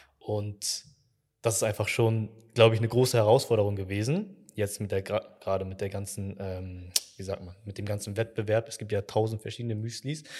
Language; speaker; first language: German; early bilingual, other home language; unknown